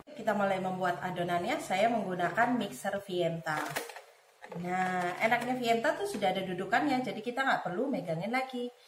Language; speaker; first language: Indonesian; native; Indonesian